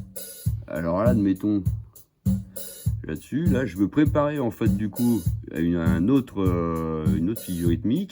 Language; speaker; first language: French; native; French